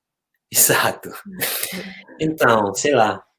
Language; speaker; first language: Portuguese; non-native, fluent; English